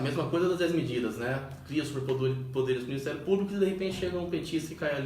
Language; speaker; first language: Portuguese; native; Portuguese